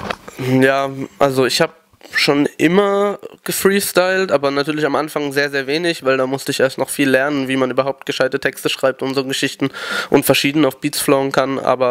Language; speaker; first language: German; native; German